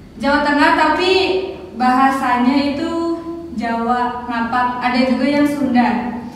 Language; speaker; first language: Indonesian; native; Indonesian